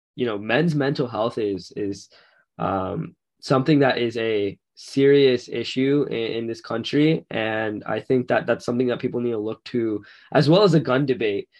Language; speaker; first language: English; native; English